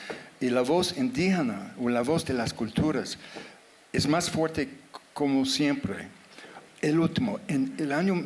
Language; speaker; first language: Spanish; non-native, fluent; English